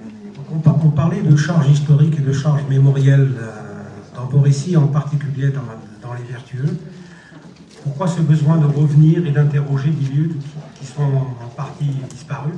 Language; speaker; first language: French; non-native, local second language; Arabic